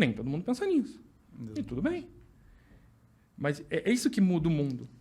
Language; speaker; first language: Portuguese; native; Portuguese